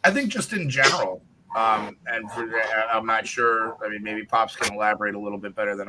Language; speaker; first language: English; native; English